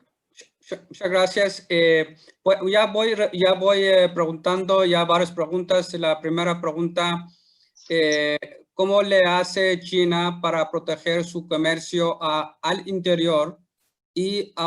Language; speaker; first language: Spanish; non-native, fluent; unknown